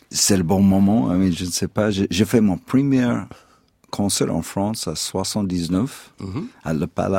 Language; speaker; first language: French; non-native, fluent; English